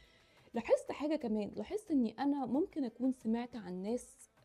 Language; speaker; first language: Arabic; native; Arabic